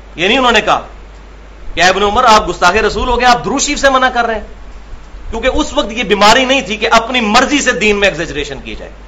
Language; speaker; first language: Urdu; non-native, local second language; Punjabi